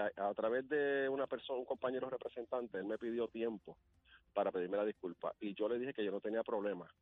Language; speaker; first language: Spanish; native; Spanish